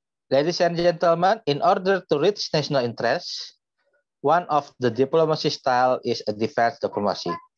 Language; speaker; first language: English; non-native, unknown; Indonesian